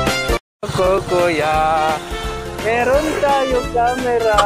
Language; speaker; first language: Filipino; non-native, learner; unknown